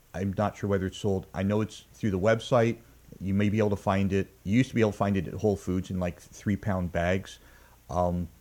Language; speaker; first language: English; native; English